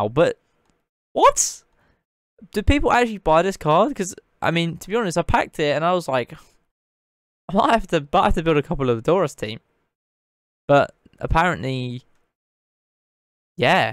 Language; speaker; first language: English; native; English